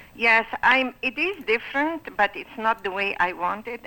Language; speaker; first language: English; non-native, fluent; Arabic